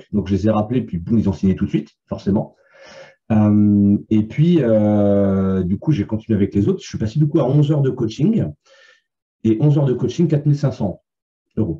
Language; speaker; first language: French; native; French